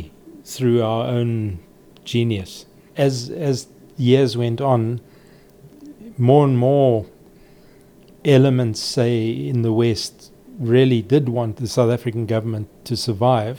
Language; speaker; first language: English; native; English